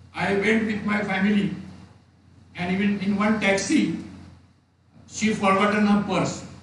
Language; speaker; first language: English; non-native, local second language; Marathi